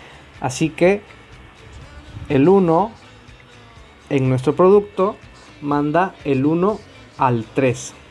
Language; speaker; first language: Spanish; native; Spanish